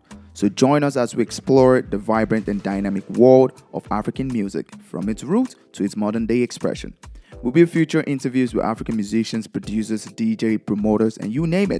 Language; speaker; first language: English; non-native, local second language; Yoruba